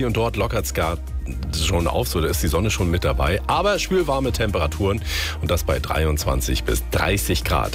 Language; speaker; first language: German; native; German